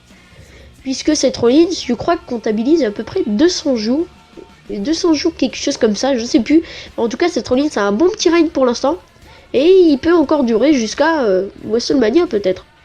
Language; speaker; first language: French; native; French